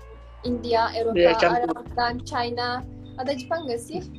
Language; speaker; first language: Indonesian; non-native, fluent; Turkish